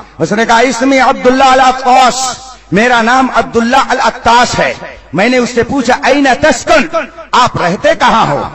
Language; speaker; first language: Urdu; native; Urdu